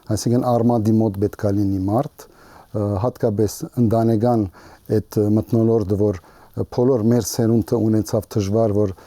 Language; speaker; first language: Armenian; early bilingual, heritage; Armenian